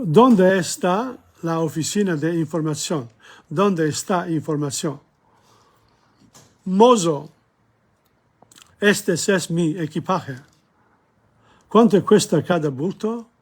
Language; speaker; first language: Spanish; non-native, learner; English